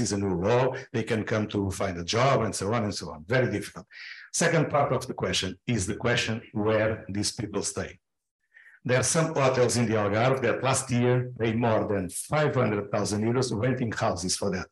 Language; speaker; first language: English; non-native, fluent; Portuguese